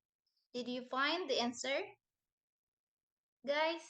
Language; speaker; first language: English; non-native, learner; Indonesian